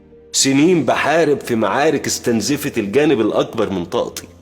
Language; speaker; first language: Arabic; native; Arabic